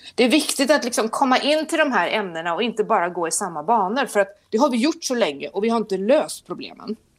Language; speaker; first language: Swedish; native; Swedish